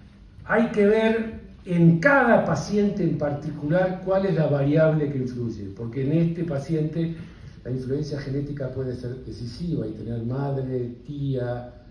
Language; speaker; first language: Spanish; native; Spanish